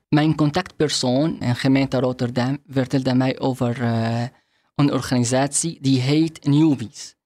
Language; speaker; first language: Dutch; non-native, learner; Arabic